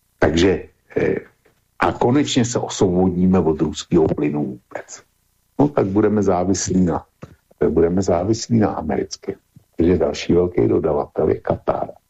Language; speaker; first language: Czech; native; Czech